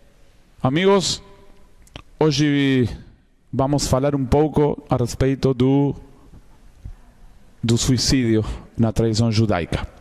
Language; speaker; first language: Portuguese; non-native, fluent; Spanish